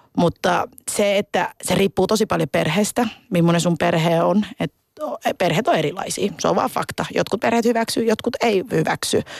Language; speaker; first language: Finnish; early bilingual, other home language; Somali